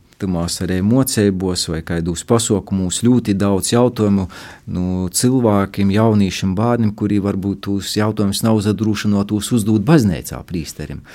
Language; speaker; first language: Latvian; native; Latvian